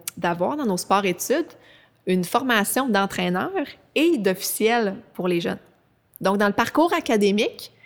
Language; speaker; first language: French; native; French